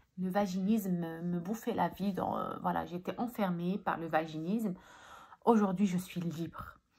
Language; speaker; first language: French; early bilingual, other home language; Arabic